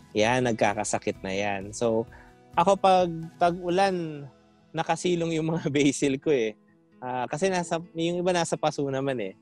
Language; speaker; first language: Filipino; non-native, local second language; Pampanga